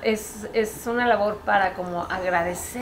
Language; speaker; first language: Spanish; native; Spanish